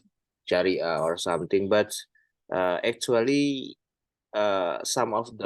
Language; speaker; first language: English; non-native, fluent; Indonesian